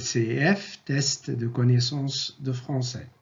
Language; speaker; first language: French; non-native, fluent; Arabic